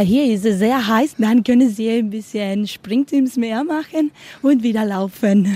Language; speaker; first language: German; non-native, learner; Spanish